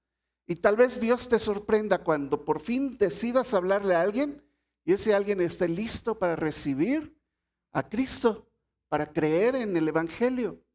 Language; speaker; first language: Spanish; native; Spanish